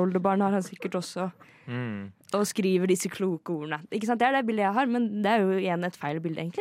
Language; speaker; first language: Norwegian; native; Norwegian